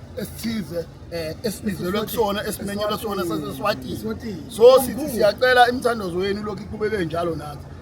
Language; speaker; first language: Zulu; native; Zulu